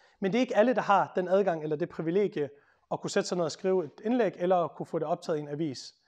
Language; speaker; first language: Danish; native; Danish